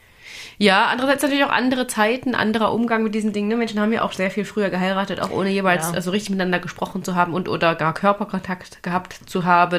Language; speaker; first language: German; native; German